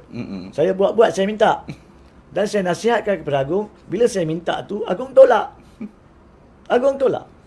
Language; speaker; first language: Malay; native; Malay